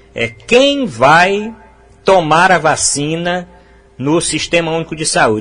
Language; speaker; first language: Portuguese; native; Portuguese